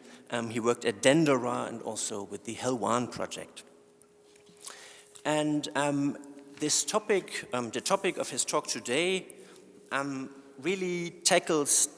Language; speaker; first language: English; non-native, fluent; German